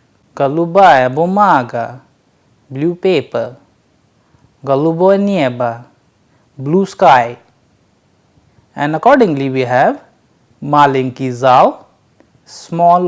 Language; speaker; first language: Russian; non-native, fluent; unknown